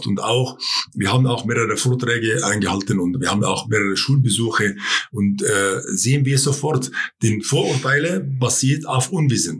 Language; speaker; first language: German; non-native, fluent; Arabic